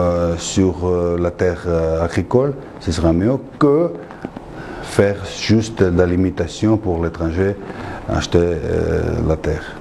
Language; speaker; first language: French; non-native, fluent; Georgian